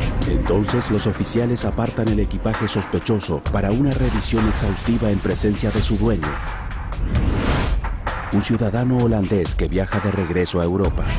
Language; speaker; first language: Spanish; native; Spanish